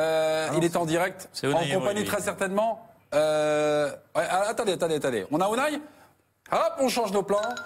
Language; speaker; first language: French; native; French